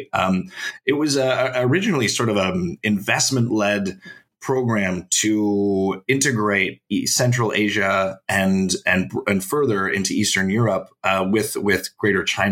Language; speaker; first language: English; native; English